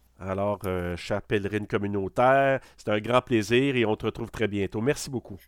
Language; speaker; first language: French; native; French